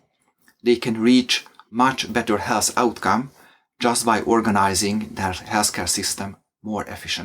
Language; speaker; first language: English; non-native, fluent; Hungarian